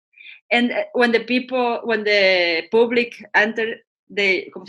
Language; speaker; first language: English; non-native, learner; Spanish